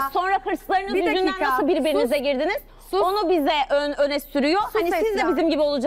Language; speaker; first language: Turkish; native; Turkish